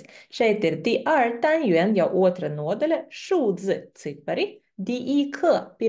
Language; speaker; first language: Latvian; non-native, fluent; Chinese